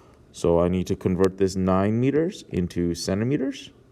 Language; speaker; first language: English; native; English